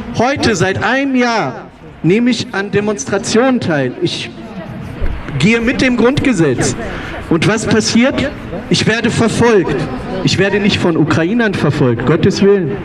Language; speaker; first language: German; early bilingual, other home language; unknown